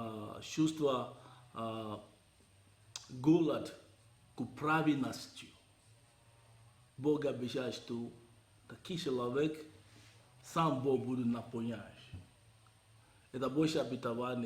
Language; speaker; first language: Russian; non-native, learner; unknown